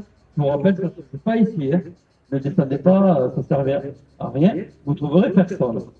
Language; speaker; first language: French; native; French